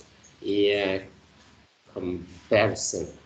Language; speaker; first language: English; non-native, learner; Vietnamese